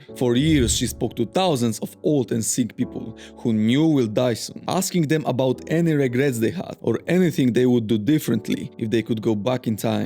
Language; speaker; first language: English; non-native, fluent; Polish